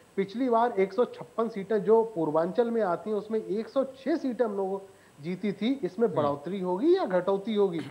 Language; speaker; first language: Hindi; native; Hindi